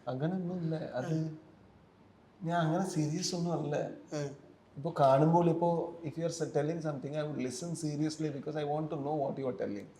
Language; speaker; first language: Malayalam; non-native, learner; Kannada